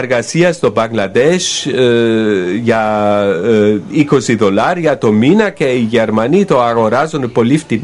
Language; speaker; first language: Greek; non-native, fluent; German